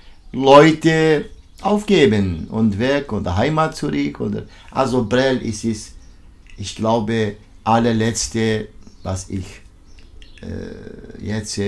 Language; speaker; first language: German; non-native, learner; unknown